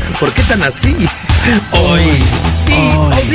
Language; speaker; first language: Spanish; native; Spanish